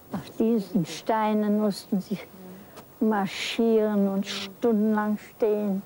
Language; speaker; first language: German; native; German